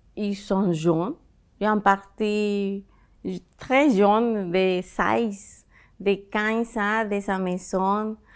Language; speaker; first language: French; non-native, fluent; Spanish